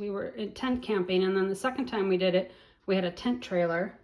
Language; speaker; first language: English; native; English